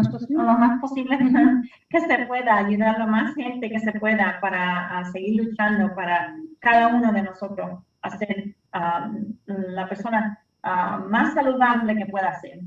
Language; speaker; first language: Spanish; early bilingual, heritage; Spanish